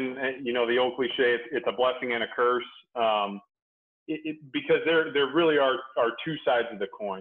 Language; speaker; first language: English; native; English